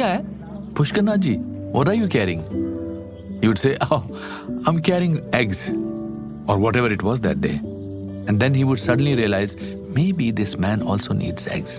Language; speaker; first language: English; non-native, local second language; Kashmiri